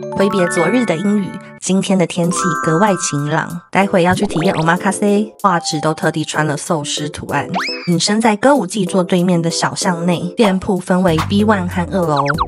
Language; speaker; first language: Chinese; native; Chinese